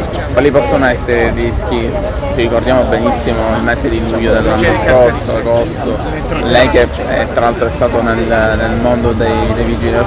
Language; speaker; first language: Italian; native; Italian